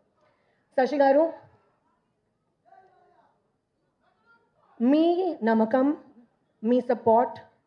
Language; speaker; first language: Telugu; non-native, learner; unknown